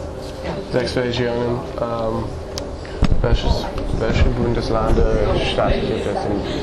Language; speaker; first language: German; non-native, learner; English